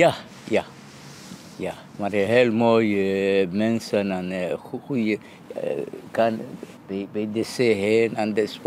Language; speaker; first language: Dutch; non-native, learner; Somali